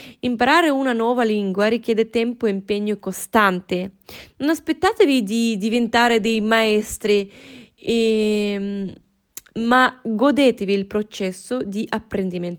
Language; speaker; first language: Italian; non-native, fluent; Russian